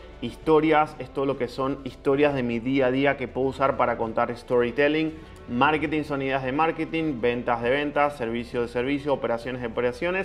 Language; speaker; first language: Spanish; native; Spanish